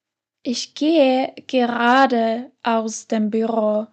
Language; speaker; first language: German; non-native, fluent; Slovak